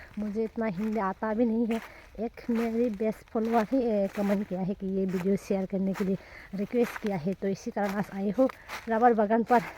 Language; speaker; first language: Hindi; non-native, local second language; Kok Borok